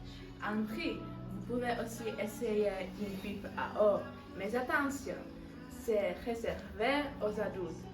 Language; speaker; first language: French; non-native, learner; Czech